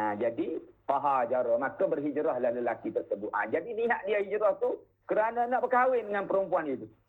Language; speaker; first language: Malay; native; Malay